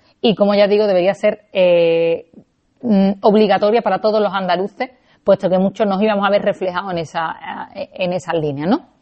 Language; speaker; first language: Spanish; native; Spanish